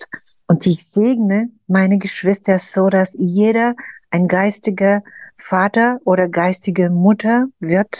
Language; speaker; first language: German; non-native, fluent; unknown